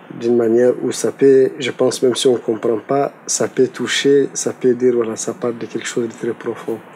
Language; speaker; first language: French; non-native, local second language; Tamasheq